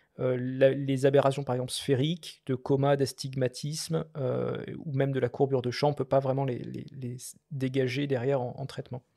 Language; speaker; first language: French; native; French